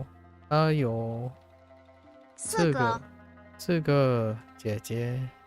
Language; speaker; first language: Chinese; non-native, learner; English